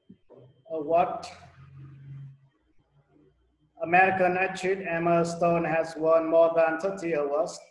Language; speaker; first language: English; non-native, learner; Vietnamese